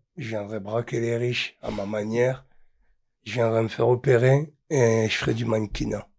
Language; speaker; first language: French; native; French